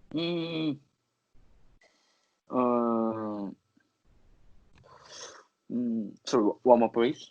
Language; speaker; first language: English; non-native, learner; Japanese